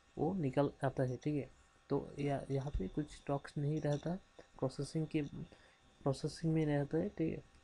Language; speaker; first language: Hindi; non-native, local second language; Bangla